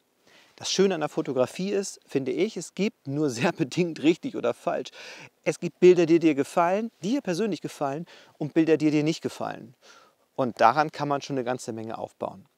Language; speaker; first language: German; native; German